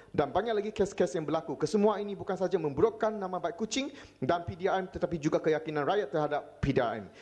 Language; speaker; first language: Malay; non-native, local second language; Chinese